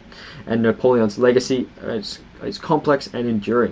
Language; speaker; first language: English; native; English